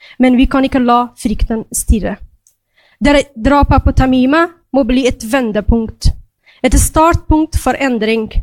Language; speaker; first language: Norwegian; non-native, fluent; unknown